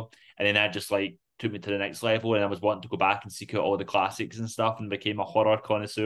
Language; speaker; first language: English; native; English